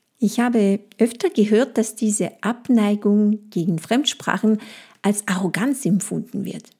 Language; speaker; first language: German; non-native, fluent; French